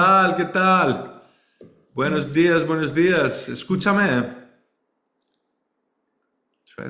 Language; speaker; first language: Spanish; non-native, learner; English